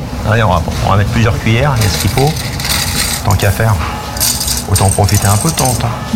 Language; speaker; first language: French; native; French